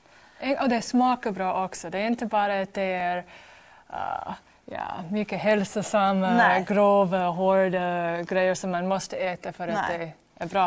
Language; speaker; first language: Swedish; non-native, fluent; English